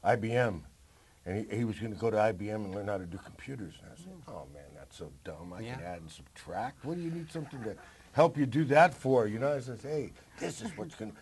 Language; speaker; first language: English; native; English